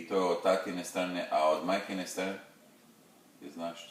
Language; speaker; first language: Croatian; early bilingual, heritage; Croatian